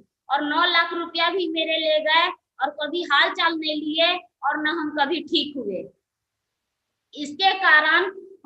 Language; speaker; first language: Hindi; non-native, local second language; Bhojpuri